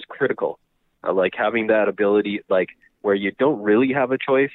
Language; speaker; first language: English; native; English